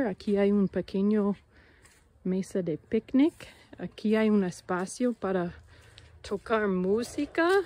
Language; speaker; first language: Spanish; non-native, learner; English